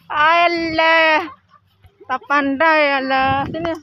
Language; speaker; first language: Indonesian; non-native, local second language; Javanese